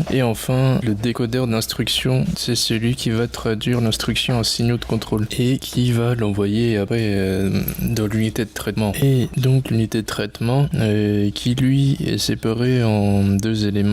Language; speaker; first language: French; native; French